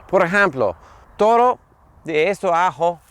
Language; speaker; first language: Spanish; non-native, fluent; English